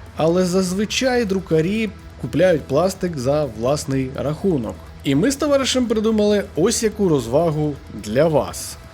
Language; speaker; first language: Ukrainian; native; Ukrainian